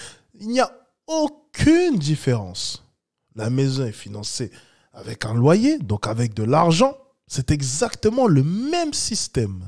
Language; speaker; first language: French; native; French